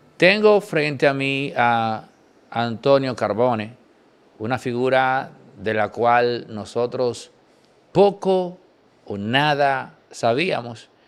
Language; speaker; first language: Spanish; native; Spanish